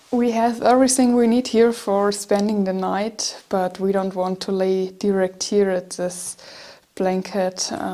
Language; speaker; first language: English; non-native, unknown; German